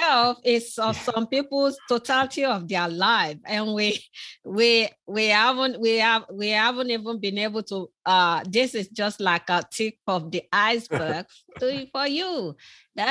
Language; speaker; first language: English; non-native, local second language; Yoruba